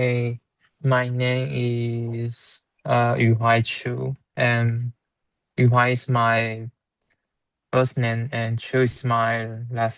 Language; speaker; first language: English; non-native, learner; Chinese